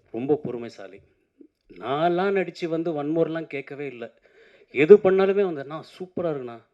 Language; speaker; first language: Tamil; non-native, local second language; Telugu